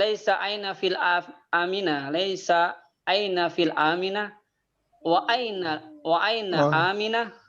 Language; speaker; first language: Arabic; non-native, fluent; Indonesian